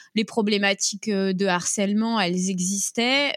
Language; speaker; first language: French; native; French